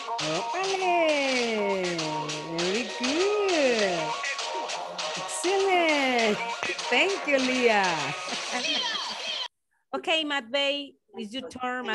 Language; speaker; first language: English; non-native, learner; Spanish